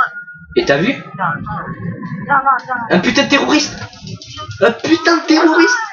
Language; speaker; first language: French; native; French